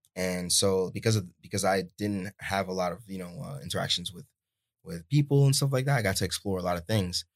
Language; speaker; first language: English; early bilingual, other home language; Spanish